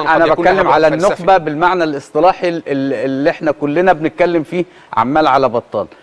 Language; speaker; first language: Arabic; native; Arabic